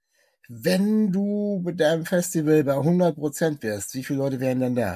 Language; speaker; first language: German; native; German